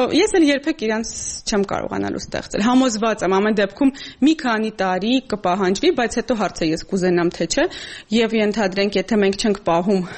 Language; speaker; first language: Armenian; native; Armenian